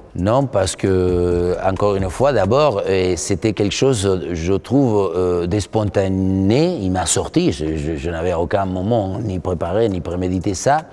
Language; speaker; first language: French; non-native, fluent; Spanish